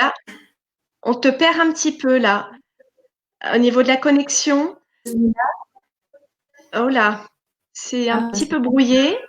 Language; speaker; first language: French; native; French